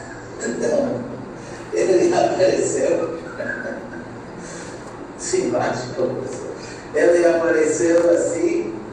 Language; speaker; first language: Portuguese; non-native, fluent; English